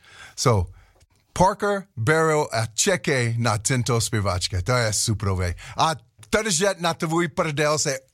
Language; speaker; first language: Czech; non-native, learner; English